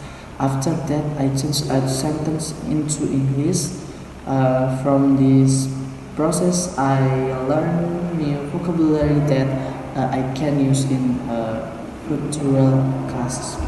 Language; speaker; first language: English; non-native, learner; Indonesian